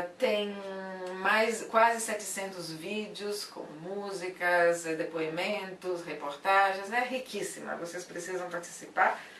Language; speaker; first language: Portuguese; non-native, fluent; Italian